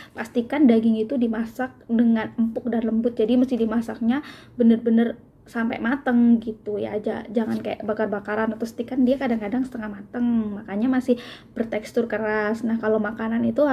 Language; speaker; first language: Indonesian; native; Indonesian